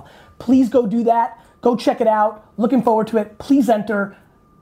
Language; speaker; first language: English; early bilingual, other home language; Russian